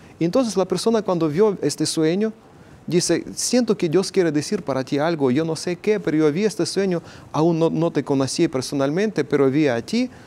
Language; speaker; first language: Spanish; non-native, fluent; Ukrainian